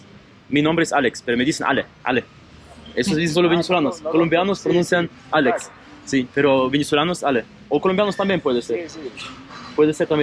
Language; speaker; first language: Spanish; non-native, learner; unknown